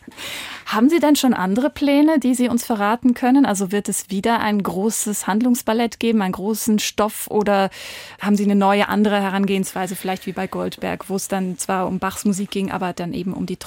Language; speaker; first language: German; native; German